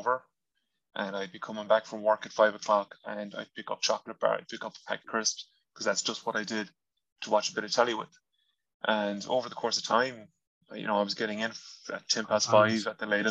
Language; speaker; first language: English; non-native, local second language; Irish